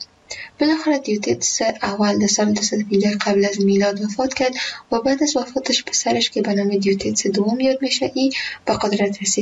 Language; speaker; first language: Persian; native; Persian